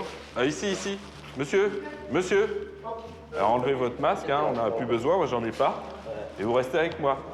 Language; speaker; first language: French; native; French